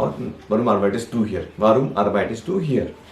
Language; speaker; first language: German; non-native, fluent; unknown